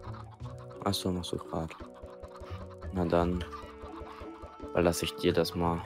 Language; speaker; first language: German; native; German